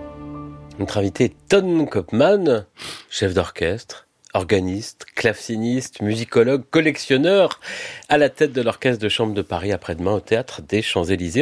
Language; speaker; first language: French; native; French